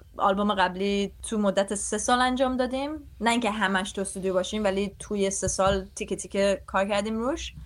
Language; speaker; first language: Persian; early bilingual, heritage; Persian